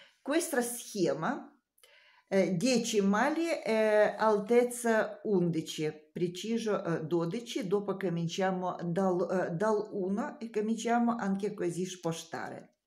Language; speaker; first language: Italian; non-native, learner; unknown